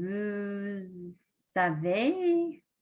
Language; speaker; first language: French; non-native, learner; English